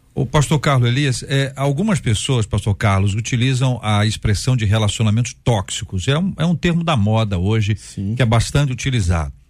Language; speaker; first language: Portuguese; native; Portuguese